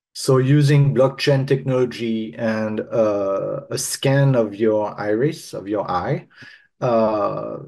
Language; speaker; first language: English; non-native, fluent; French